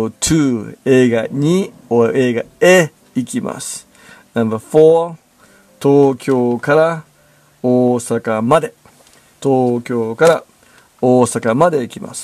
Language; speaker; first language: Japanese; non-native, learner; English